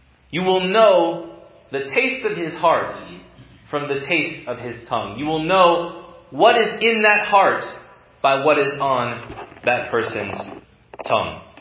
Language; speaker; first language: English; native; English